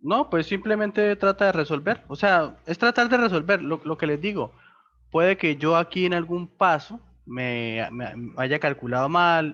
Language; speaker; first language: Spanish; native; Spanish